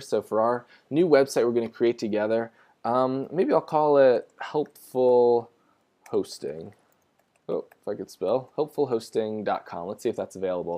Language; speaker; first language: English; native; English